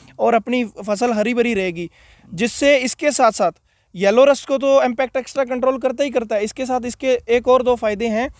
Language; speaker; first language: Hindi; non-native, local second language; Punjabi